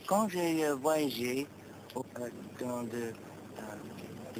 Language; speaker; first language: French; non-native, learner; English